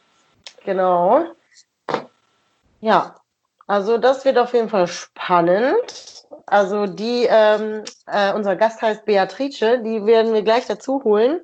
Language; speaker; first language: German; native; German